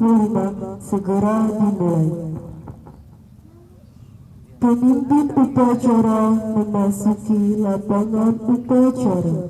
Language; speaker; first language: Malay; non-native, local second language; Javanese